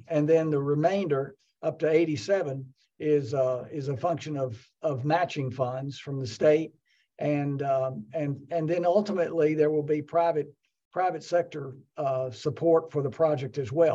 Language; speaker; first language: English; native; English